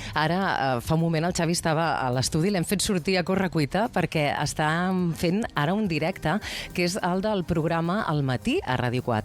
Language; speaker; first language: Catalan; native; Catalan